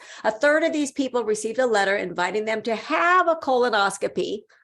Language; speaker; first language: English; native; English